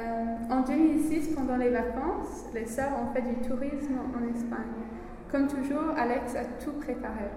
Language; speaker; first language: French; non-native, learner; English